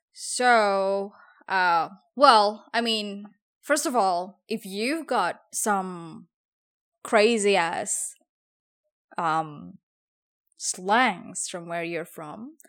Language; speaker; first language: English; non-native, fluent; Javanese